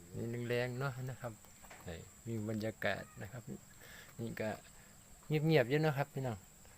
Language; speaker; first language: Thai; native; Thai